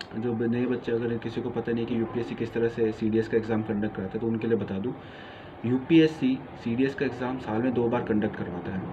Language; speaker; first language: Hindi; native; Hindi